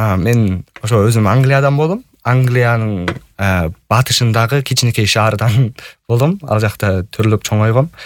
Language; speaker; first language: Kyrgyz; non-native, fluent; English